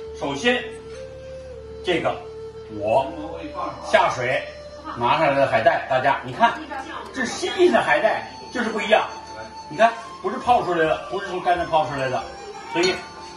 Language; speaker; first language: Chinese; native; Chinese